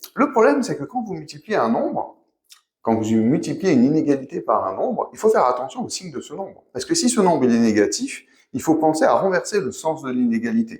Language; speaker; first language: French; native; French